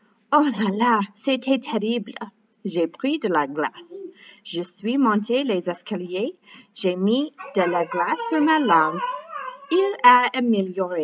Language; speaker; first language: French; non-native, fluent; English